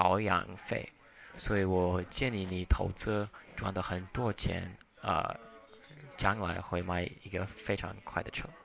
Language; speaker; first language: Chinese; non-native, fluent; English